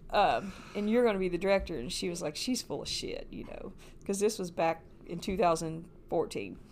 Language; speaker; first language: English; native; English